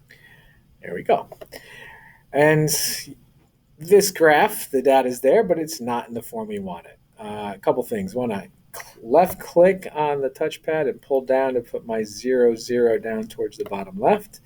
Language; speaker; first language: English; native; English